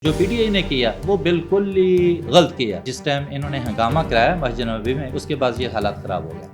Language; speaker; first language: Urdu; non-native, local second language; Punjabi